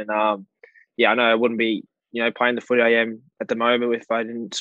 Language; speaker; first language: English; native; English